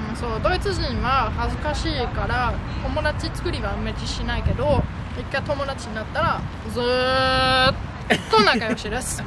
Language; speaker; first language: Japanese; non-native, fluent; German